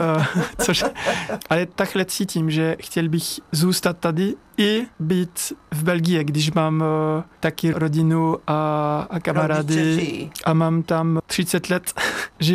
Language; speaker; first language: Czech; non-native, learner; French